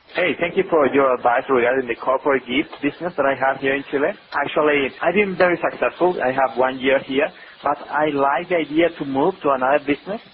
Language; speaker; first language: English; non-native, fluent; Spanish